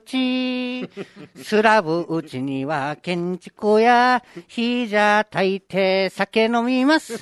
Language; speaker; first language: Japanese; native; Japanese